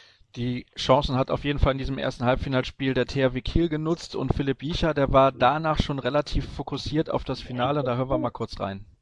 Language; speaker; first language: German; native; German